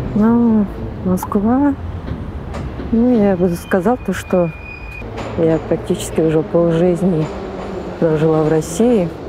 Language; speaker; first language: Russian; non-native, local second language; Kyrgyz